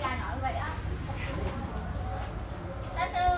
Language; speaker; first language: Chinese; non-native, learner; Vietnamese